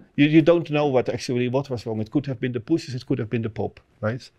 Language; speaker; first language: English; non-native, fluent; Dutch